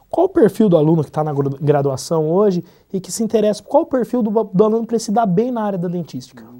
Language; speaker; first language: Portuguese; native; Portuguese